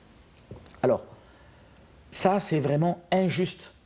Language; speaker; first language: French; non-native, fluent; Arabic